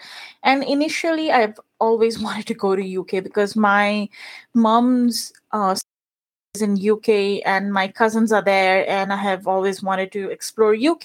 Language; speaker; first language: English; non-native, local second language; Punjabi